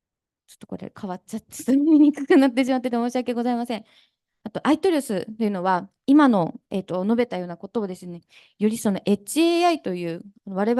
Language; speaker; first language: Japanese; native; Japanese